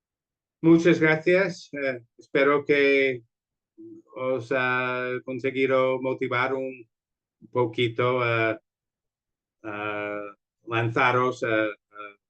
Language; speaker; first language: Spanish; non-native, fluent; English